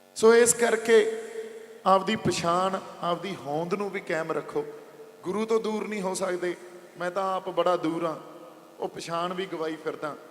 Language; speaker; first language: Punjabi; native; Punjabi